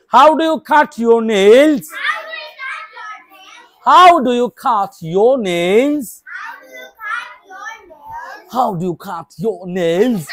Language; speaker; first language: English; non-native, learner; Bangla